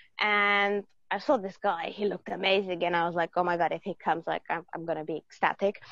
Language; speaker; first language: English; non-native, fluent; Romanian